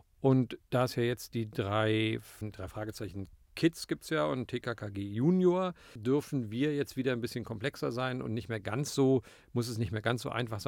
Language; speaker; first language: German; native; German